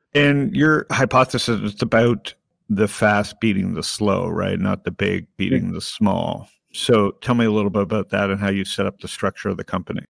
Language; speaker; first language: English; native; English